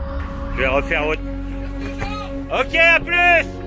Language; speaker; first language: French; native; French